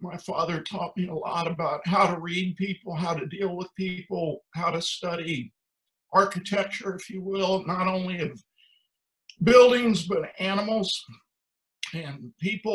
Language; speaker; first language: English; native; English